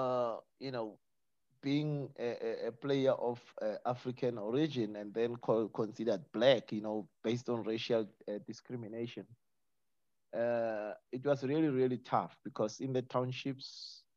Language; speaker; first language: English; non-native, local second language; Northern Sotho